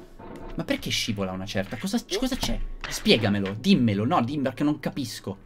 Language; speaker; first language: Italian; native; Italian